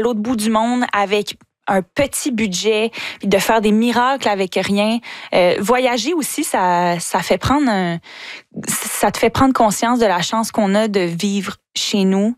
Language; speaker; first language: French; native; French